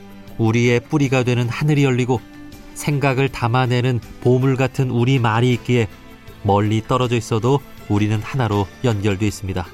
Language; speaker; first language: Korean; native; Korean